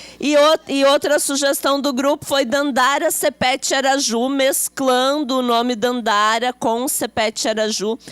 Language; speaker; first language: Portuguese; native; Portuguese